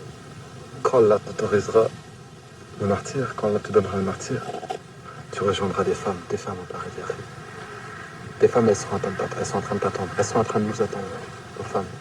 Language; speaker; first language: French; native; French